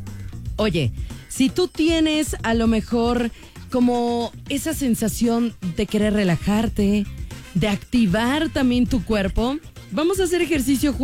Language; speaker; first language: Spanish; native; Spanish